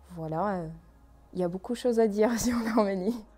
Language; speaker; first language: French; non-native, learner; Armenian